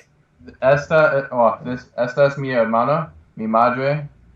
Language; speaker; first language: Spanish; non-native, learner; English